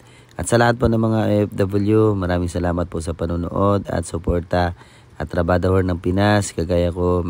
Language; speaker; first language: Filipino; native; Filipino